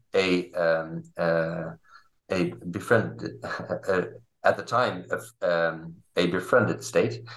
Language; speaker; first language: English; non-native, fluent; Dutch